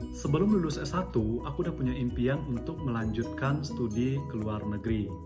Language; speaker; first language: Indonesian; non-native, local second language; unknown